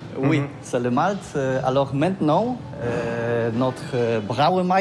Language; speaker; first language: French; non-native, learner; Polish